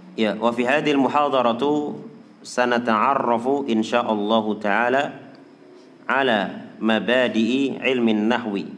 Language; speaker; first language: Arabic; non-native, fluent; Indonesian